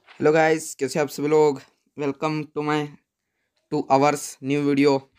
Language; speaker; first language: Hindi; non-native, local second language; Kannada